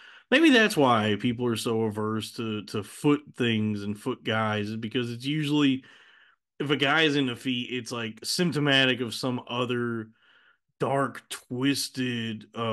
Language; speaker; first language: English; native; English